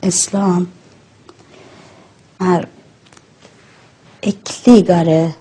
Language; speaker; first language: Swedish; non-native, learner; Persian